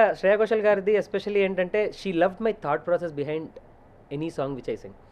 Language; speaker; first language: Telugu; native; Telugu